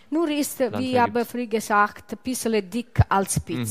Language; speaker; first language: German; non-native, learner; Italian